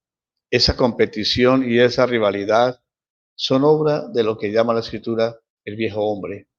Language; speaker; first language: Spanish; native; Spanish